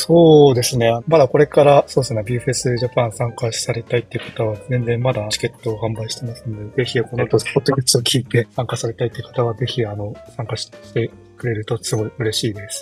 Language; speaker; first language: Japanese; native; Japanese